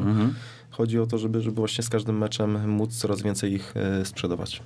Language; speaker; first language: Polish; native; Polish